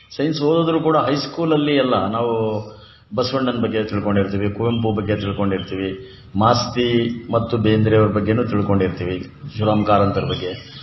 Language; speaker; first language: Kannada; native; Kannada